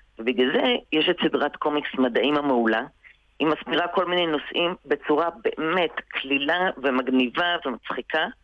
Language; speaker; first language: Hebrew; native; Hebrew